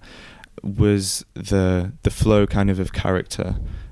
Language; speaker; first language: English; native; English